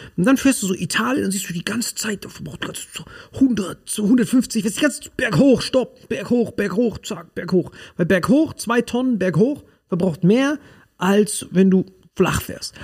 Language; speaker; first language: German; non-native, fluent; Spanish